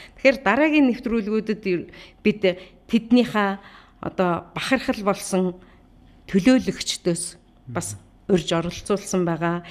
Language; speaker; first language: Mongolian; native; Mongolian